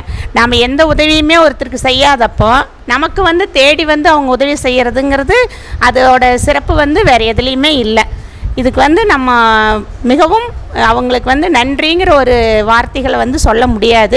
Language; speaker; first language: Tamil; native; Tamil